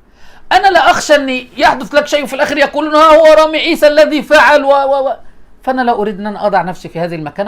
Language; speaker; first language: Arabic; native; Arabic